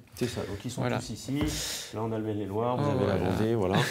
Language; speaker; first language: French; native; French